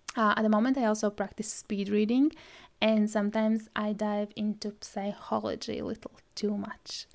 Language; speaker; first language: English; non-native, fluent; Latvian